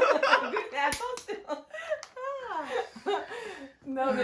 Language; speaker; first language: French; native; French